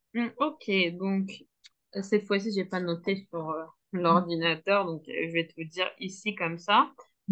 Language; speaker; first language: French; non-native, fluent; Turkish